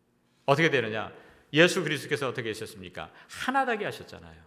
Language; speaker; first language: Korean; native; Korean